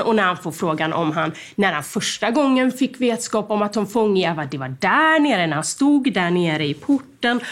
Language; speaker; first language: Swedish; native; Swedish